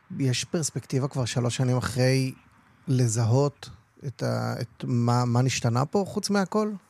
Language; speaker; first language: Hebrew; native; Hebrew